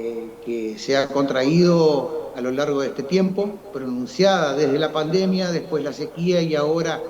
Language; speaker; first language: Spanish; native; Spanish